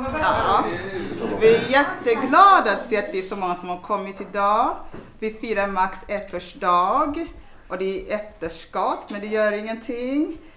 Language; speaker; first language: Swedish; early bilingual, other home language; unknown